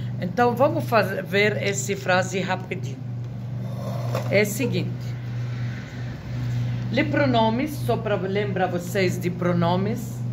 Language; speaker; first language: Portuguese; non-native, fluent; Arabic